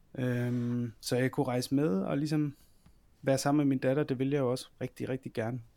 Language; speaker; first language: Danish; native; Danish